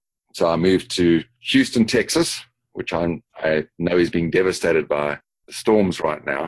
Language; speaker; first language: English; native; English